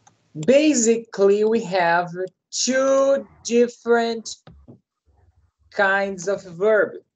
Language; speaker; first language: English; non-native, learner; Portuguese